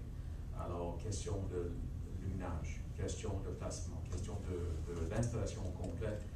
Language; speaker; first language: French; non-native, local second language; English